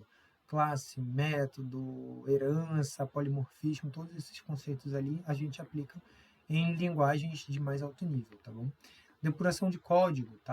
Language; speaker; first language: Portuguese; native; Portuguese